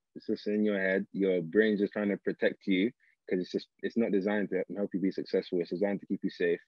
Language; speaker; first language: English; native; English